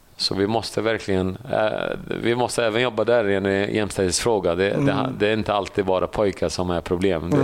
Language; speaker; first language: Swedish; early bilingual, other home language; Assyrian Neo-Aramaic